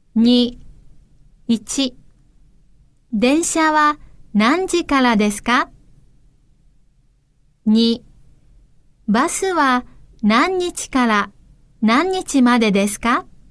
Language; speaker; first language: Japanese; non-native, learner; Chinese